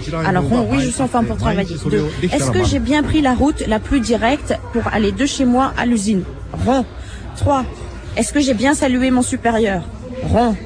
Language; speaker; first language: French; native; French